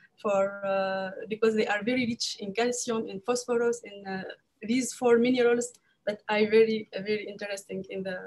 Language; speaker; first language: English; non-native, learner; French